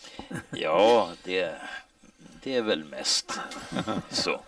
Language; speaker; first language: Swedish; native; Swedish